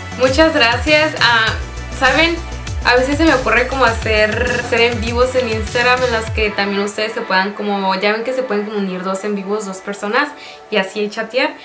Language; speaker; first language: Spanish; native; Spanish